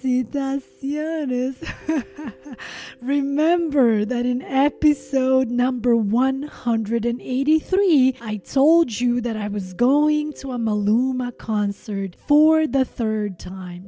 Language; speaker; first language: English; non-native, fluent; Albanian